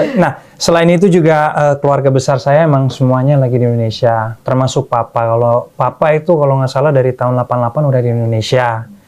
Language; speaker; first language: Indonesian; early bilingual, other home language; Dutch